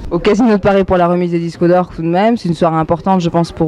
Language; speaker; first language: French; native; French